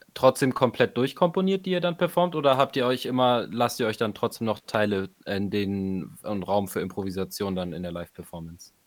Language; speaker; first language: German; native; German